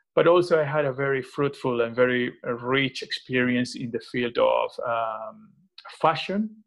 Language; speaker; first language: English; non-native, fluent; Spanish